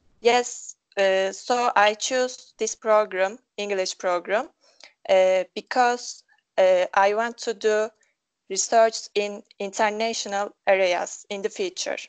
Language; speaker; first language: English; non-native, local second language; Turkish